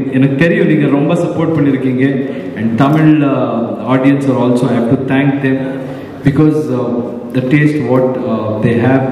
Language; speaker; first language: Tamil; non-native, learner; Kannada